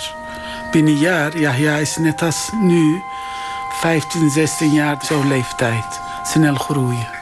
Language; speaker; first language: Dutch; non-native, learner; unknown